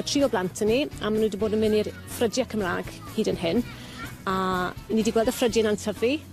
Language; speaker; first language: Welsh; native; Welsh